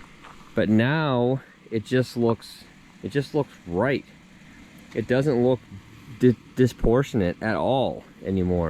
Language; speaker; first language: English; native; English